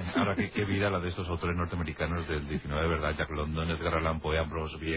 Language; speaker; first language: Spanish; native; Spanish